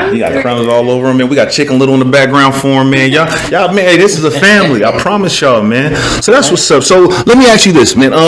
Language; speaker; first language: English; native; English